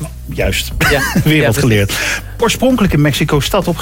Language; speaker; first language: Dutch; native; Dutch